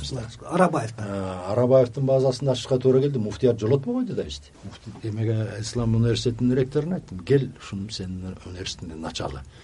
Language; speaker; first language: Kyrgyz; native; Kyrgyz